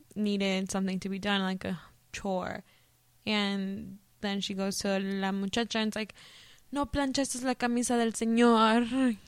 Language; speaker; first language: English; early bilingual, other home language; Spanish